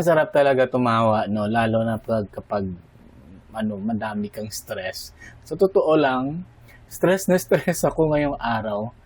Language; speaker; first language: Filipino; non-native, local second language; Hiligaynon